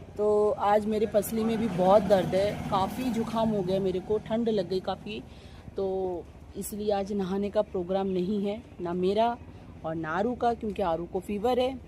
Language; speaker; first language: Hindi; non-native, local second language; Bangla